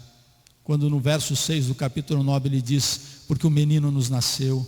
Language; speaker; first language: Portuguese; native; Portuguese